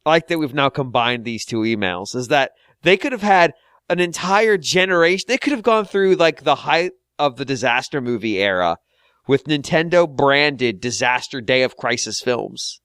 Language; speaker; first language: English; native; English